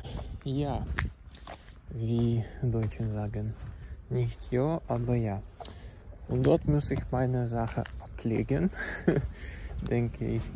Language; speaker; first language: German; non-native, learner; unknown